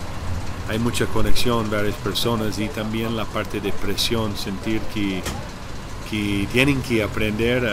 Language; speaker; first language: Spanish; non-native, learner; English